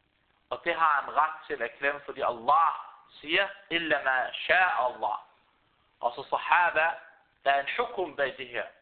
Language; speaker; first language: Danish; early bilingual, other home language; Arabic